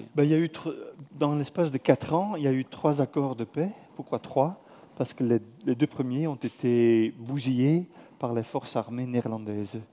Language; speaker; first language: French; non-native, fluent; Dutch